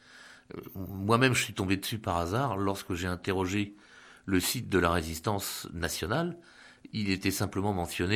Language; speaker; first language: French; native; French